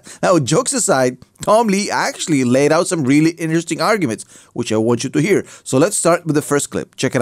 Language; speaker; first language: English; native; English